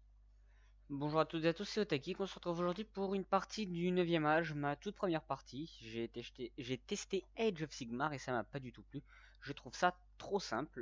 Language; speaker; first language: French; native; French